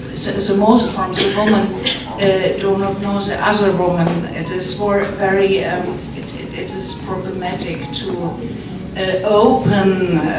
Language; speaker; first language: English; non-native, learner; German